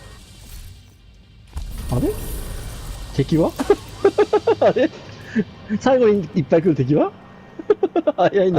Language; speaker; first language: Japanese; native; Japanese